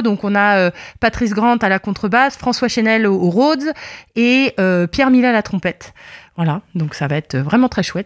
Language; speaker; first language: French; native; French